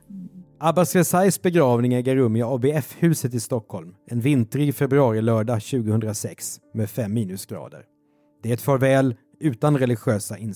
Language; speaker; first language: Swedish; native; Swedish